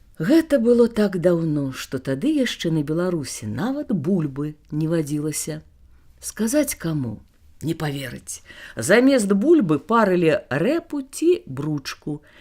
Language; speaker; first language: Belarusian; native; Belarusian